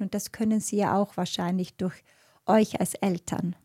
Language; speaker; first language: German; native; German